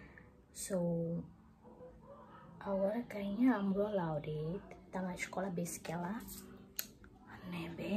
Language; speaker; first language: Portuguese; non-native, local second language; Tetum